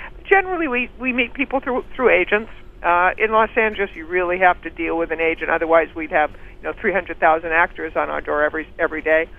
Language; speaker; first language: English; native; English